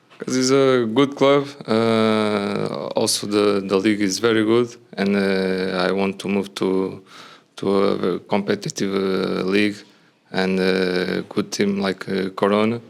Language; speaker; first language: English; non-native, learner; Portuguese